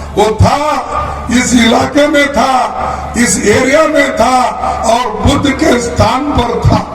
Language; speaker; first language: Hindi; non-native, local second language; Kannada